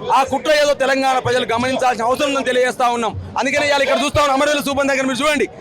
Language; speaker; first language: Telugu; native; Telugu